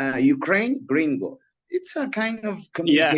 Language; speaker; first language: English; non-native, learner; Spanish